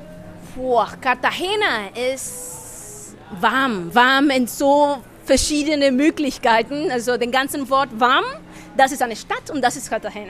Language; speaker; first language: German; non-native, fluent; Spanish